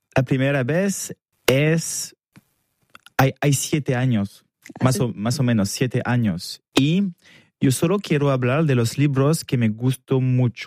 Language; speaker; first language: Spanish; non-native, learner; French